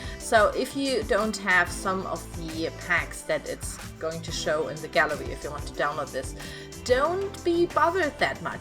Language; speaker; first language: English; non-native, fluent; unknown